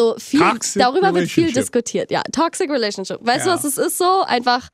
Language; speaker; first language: German; native; German